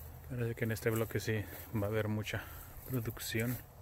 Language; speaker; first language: Spanish; native; Spanish